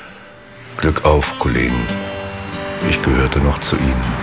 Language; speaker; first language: German; native; German